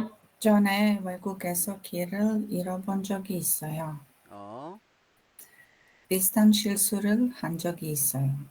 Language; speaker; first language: Korean; non-native, learner; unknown